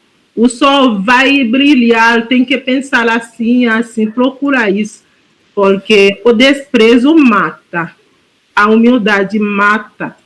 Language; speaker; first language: Portuguese; non-native, fluent; Haitian Creole